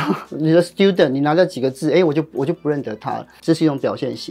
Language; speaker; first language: Chinese; native; Chinese